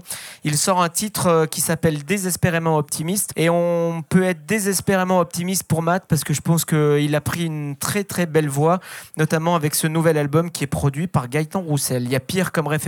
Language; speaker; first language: French; native; French